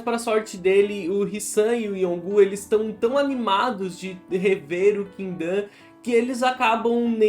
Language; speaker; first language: Portuguese; native; Portuguese